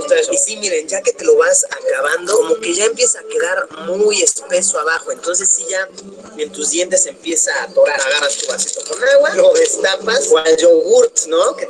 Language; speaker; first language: Spanish; native; Spanish